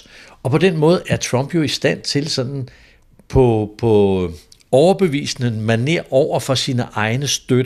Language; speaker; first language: Danish; native; Danish